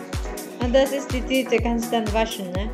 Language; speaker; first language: German; non-native, learner; Filipino